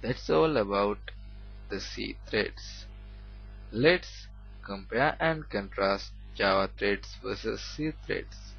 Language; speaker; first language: English; non-native, learner; Sinhala